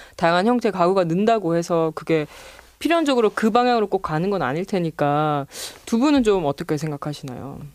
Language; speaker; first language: Korean; native; Korean